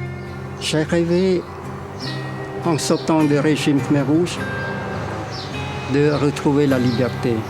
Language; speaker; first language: French; non-native, fluent; Khmer